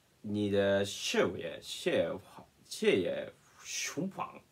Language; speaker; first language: Chinese; non-native, learner; Japanese